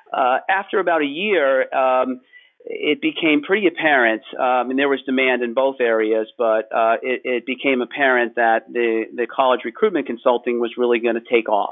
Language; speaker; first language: English; native; English